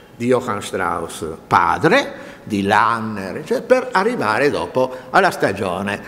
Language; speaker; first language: Italian; native; Italian